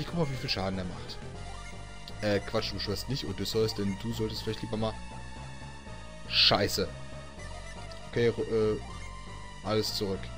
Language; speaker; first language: German; native; German